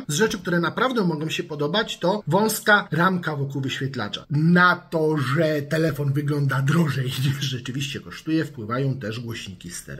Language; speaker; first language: Polish; native; Polish